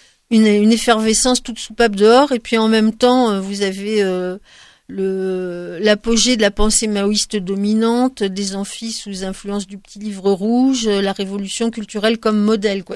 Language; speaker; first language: French; native; French